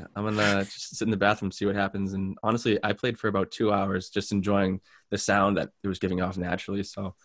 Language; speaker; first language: English; native; English